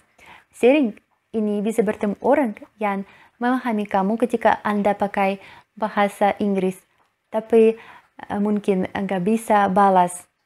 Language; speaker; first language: Indonesian; non-native, learner; Russian